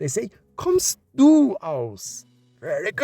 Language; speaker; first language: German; non-native, learner; English